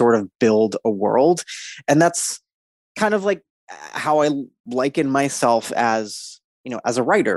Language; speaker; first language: English; native; English